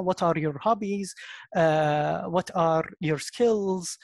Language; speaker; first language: English; non-native, fluent; Arabic